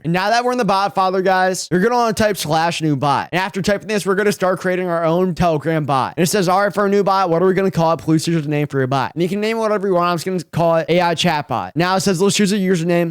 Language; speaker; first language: English; native; English